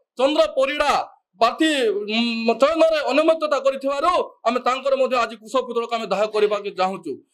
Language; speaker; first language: Odia; non-native, local second language; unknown